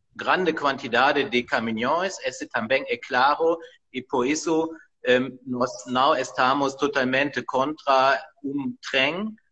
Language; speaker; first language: Portuguese; non-native, learner; German